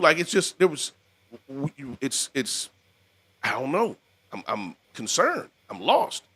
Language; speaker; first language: English; native; English